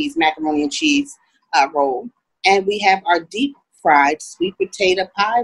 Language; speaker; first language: English; native; English